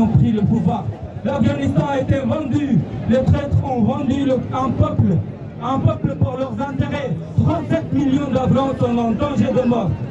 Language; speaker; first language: French; non-native, fluent; Persian